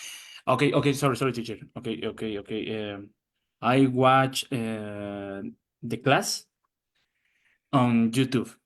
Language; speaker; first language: English; non-native, learner; Spanish